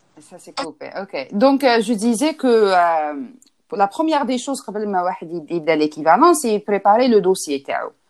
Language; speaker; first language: French; non-native, local second language; Arabic